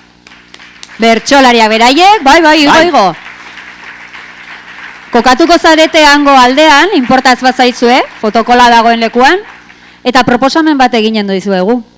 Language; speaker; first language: Basque; native; Basque